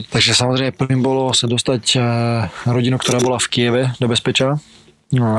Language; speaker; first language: Slovak; early bilingual, other home language; Ukrainian